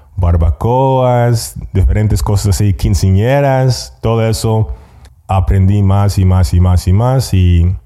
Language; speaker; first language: Spanish; early bilingual, other home language; English